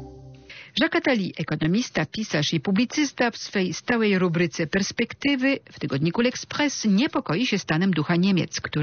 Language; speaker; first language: Polish; native; Polish